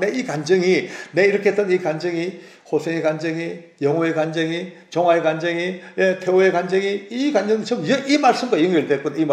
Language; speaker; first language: Korean; native; Korean